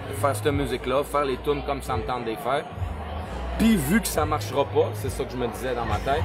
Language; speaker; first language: French; native; French